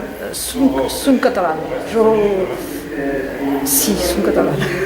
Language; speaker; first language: Catalan; non-native, local second language; French